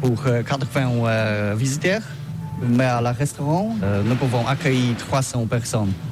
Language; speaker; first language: French; non-native, learner; Polish